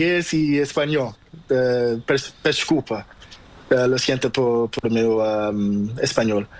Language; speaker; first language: Spanish; non-native, learner; Portuguese